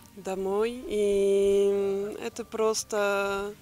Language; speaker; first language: Russian; non-native, learner; French